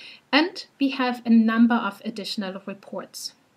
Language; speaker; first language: English; non-native, fluent; German